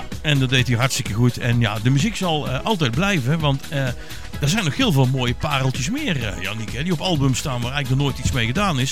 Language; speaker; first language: Dutch; native; Dutch